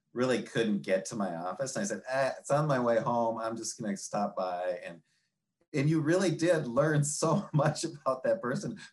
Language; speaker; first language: English; native; English